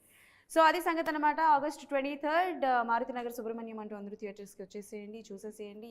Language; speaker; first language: Telugu; native; Telugu